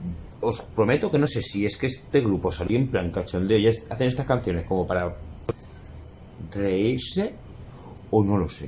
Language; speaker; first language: Spanish; native; Spanish